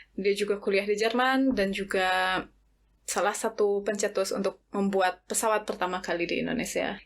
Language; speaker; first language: Indonesian; native; Indonesian